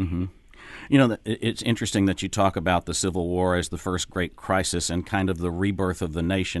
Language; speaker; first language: English; native; English